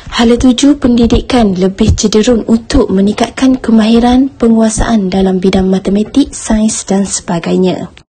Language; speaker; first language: Malay; native; Malay